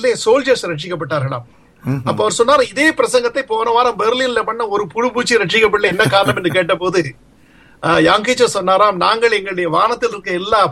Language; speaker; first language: Tamil; native; Tamil